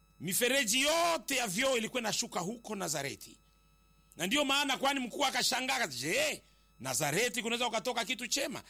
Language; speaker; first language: Swahili; native; Swahili